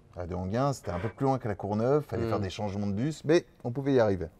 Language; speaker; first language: French; native; French